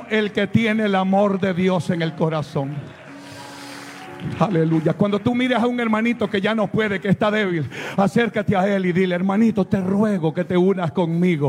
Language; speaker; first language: Spanish; native; Spanish